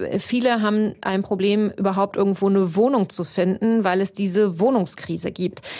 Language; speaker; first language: German; native; German